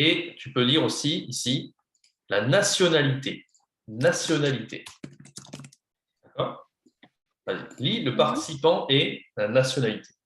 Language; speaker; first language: French; non-native, fluent; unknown